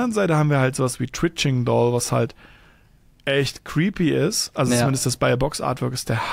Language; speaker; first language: German; native; German